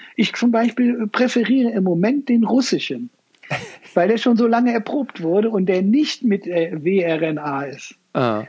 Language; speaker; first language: German; native; German